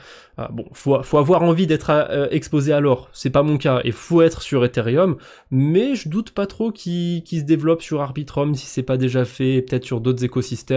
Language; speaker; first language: French; native; French